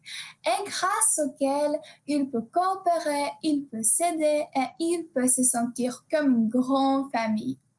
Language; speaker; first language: French; non-native, learner; Polish